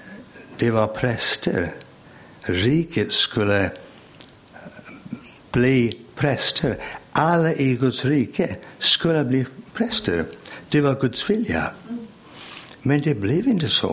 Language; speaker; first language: Swedish; non-native, fluent; English